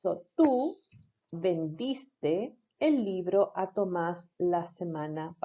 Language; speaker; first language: Spanish; non-native, fluent; English